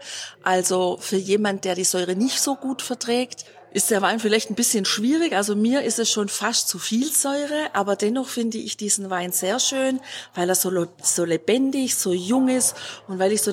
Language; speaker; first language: German; native; German